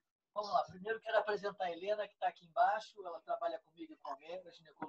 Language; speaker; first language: Portuguese; native; Portuguese